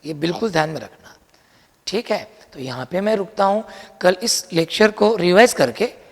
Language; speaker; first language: Hindi; non-native, local second language; Marathi